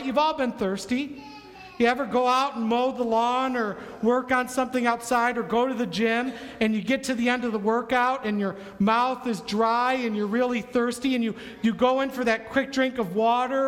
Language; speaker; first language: English; native; English